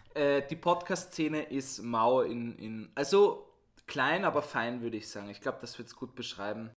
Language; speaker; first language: German; native; German